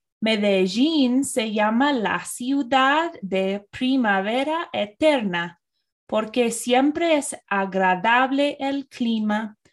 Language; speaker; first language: Spanish; non-native, fluent; English